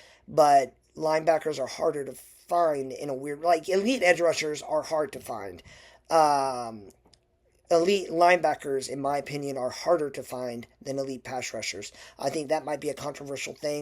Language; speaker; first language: English; native; English